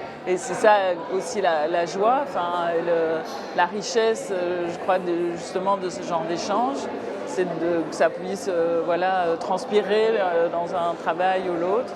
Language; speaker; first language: French; native; French